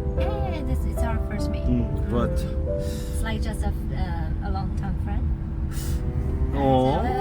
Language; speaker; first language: English; non-native, learner; Chinese